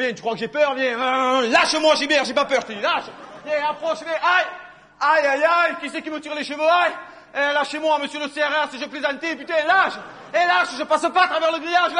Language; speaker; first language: French; native; French